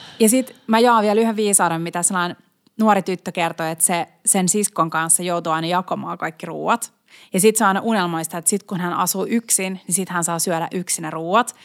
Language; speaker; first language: Finnish; non-native, local second language; Swedish